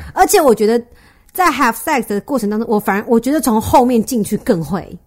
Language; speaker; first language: Chinese; native; Chinese